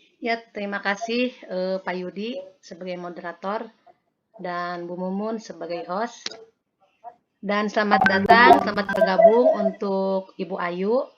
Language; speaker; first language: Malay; non-native, local second language; Sundanese